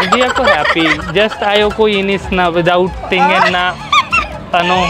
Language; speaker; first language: Filipino; non-native, learner; Punjabi